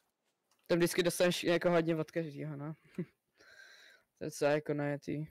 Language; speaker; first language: Czech; native; Czech